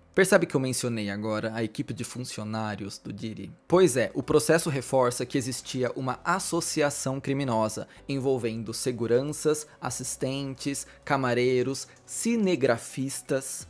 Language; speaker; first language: Portuguese; native; Portuguese